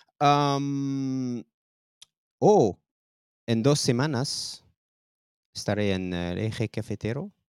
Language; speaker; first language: Spanish; non-native, learner; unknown